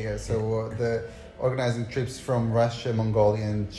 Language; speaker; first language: English; non-native, fluent; Portuguese